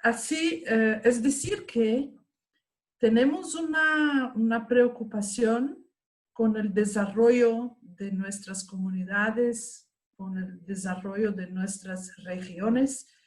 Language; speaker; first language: Spanish; non-native, fluent; Portuguese